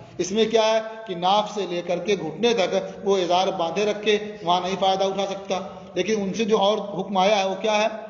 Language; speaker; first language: Urdu; native; Urdu